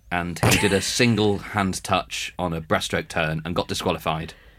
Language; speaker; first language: English; early bilingual, other home language; Spanish